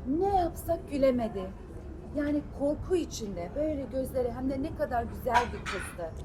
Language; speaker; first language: Turkish; early bilingual, heritage; Turkish